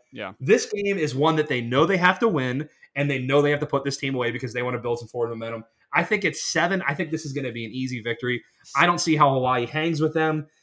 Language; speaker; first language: English; native; English